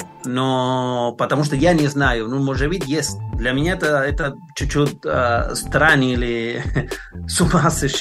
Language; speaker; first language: Russian; non-native, learner; Spanish